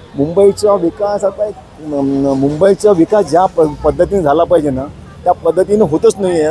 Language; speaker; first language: Marathi; native; Marathi